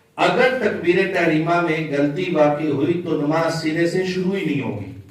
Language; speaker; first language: Urdu; non-native, local second language; Punjabi